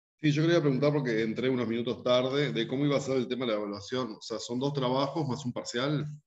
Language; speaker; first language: Spanish; native; Spanish